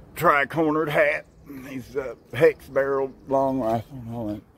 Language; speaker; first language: English; native; English